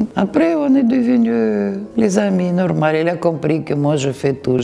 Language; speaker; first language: French; non-native, fluent; Russian